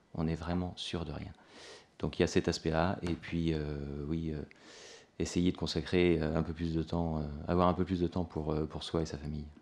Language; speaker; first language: French; native; French